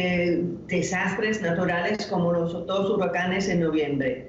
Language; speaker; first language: Spanish; non-native, fluent; English